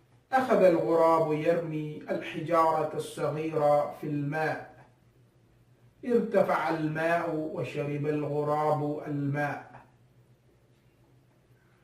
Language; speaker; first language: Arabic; non-native, fluent; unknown